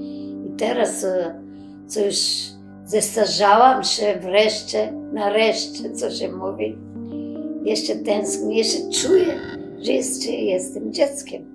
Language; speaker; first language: Polish; early bilingual, other home language; Macedonian